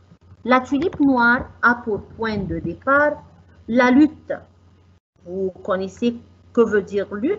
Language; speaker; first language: French; non-native, fluent; Arabic